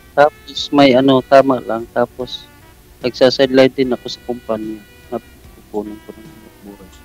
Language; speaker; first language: Filipino; non-native, local second language; Cebuano